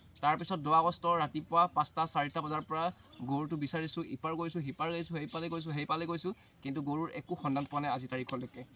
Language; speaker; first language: Assamese; native; Assamese